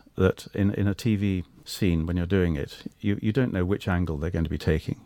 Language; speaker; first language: English; native; English